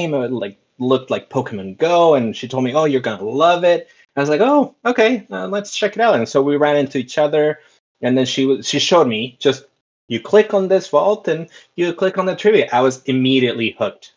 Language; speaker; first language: English; non-native, fluent; Spanish